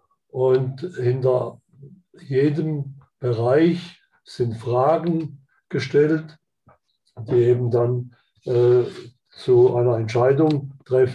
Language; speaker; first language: German; native; German